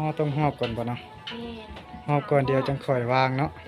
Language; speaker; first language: Thai; non-native, local second language; Lao